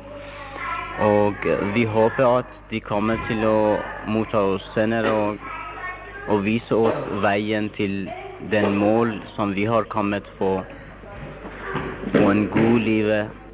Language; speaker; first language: Norwegian; non-native, fluent; Persian